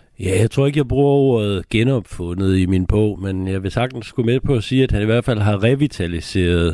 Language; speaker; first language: Danish; native; Danish